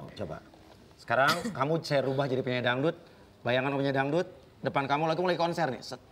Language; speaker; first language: Indonesian; native; Indonesian